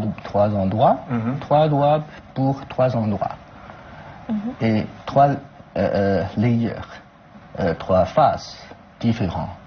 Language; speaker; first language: French; non-native, fluent; Chinese